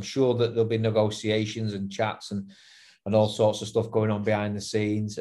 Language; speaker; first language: English; native; English